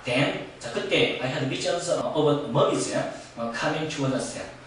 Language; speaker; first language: English; non-native, fluent; Korean